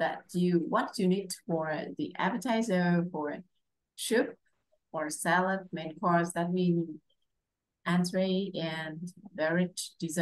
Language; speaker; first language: English; non-native, fluent; Vietnamese